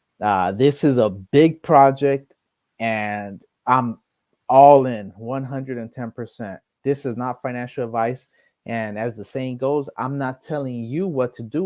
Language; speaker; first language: English; native; English